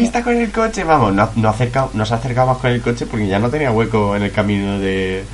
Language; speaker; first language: Spanish; native; Spanish